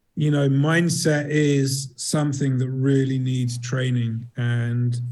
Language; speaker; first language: English; native; English